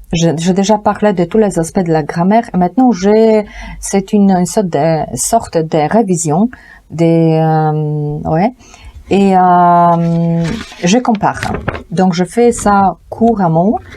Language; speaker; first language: French; non-native, fluent; Polish